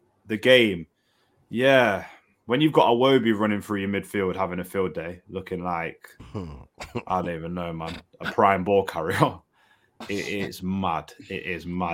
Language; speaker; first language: English; native; English